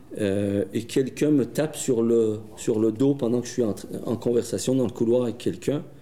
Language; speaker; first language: French; early bilingual, other home language; Persian